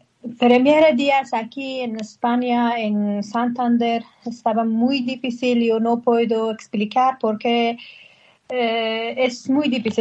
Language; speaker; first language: Spanish; non-native, learner; Persian